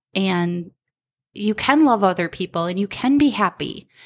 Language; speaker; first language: English; native; English